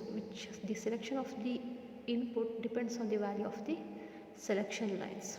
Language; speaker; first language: English; non-native, local second language; Kannada